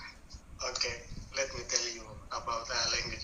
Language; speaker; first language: English; non-native, learner; Buginese